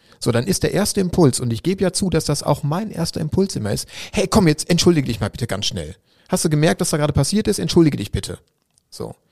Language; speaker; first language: German; native; German